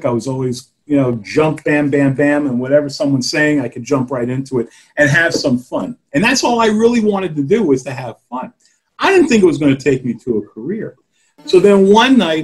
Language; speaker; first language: English; native; English